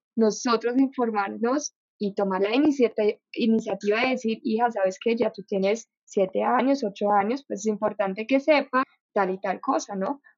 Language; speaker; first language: Spanish; non-native, fluent; German